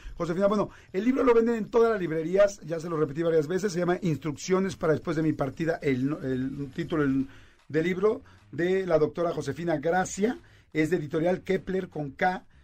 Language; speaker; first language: Spanish; native; Spanish